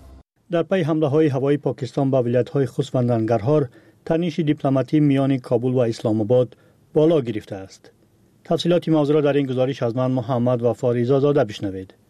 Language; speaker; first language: Persian; native; Persian